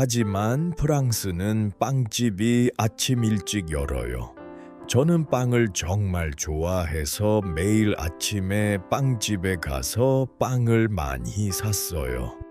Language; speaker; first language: Korean; non-native, learner; Uzbek